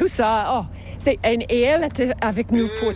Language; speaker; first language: French; non-native, local second language; English